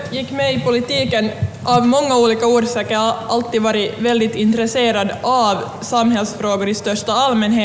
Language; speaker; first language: Swedish; native; Swedish